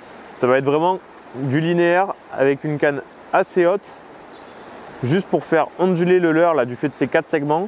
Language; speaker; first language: French; native; French